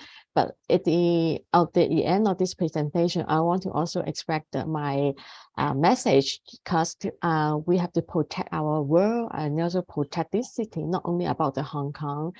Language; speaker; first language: English; non-native, fluent; Cantonese